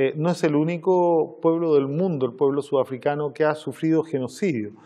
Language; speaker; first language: Spanish; native; Spanish